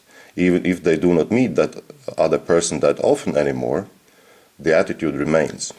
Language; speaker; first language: English; non-native, fluent; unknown